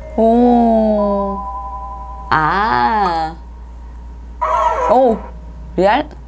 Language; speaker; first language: Russian; non-native, learner; Korean